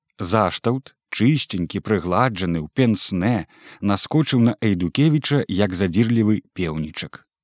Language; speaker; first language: Belarusian; native; Belarusian